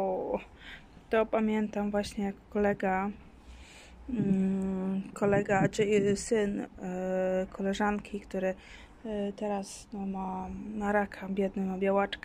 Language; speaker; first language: Polish; native; Polish